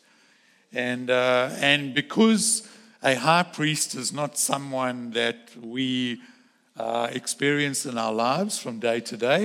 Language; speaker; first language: English; native; English